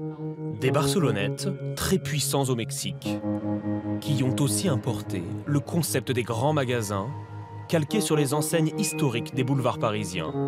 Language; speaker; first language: French; native; French